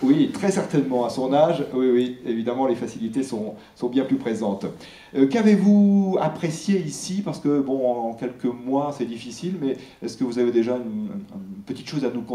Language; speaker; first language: French; native; French